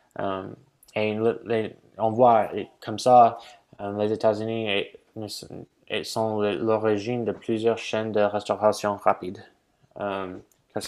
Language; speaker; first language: French; non-native, learner; English